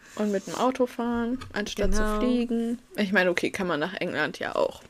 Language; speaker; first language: German; native; German